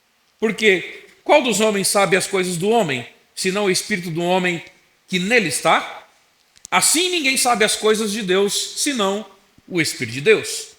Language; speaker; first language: Portuguese; native; Portuguese